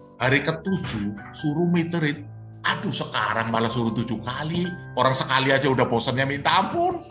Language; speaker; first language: Indonesian; native; Indonesian